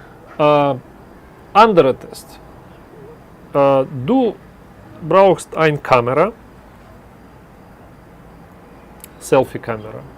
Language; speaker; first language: German; non-native, learner; Russian